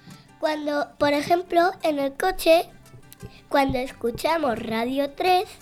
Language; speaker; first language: Spanish; native; Spanish